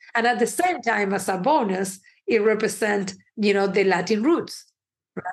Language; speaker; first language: English; early bilingual, other home language; Spanish